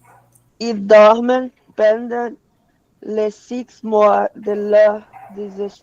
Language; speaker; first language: French; non-native, learner; Portuguese